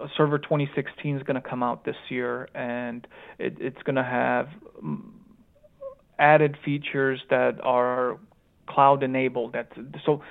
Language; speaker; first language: English; early bilingual, other home language; Romanian